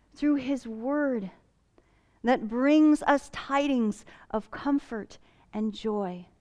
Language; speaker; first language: English; native; English